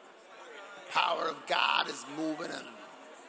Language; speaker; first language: English; non-native, local second language; Akan